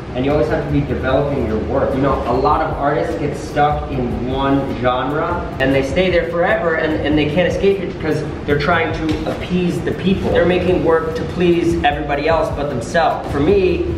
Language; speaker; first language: English; native; English